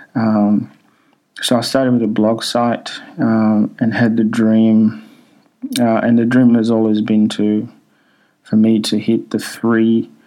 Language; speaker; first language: English; early bilingual, other home language; Swahili